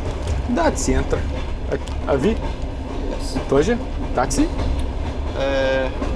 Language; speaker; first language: Russian; non-native, learner; English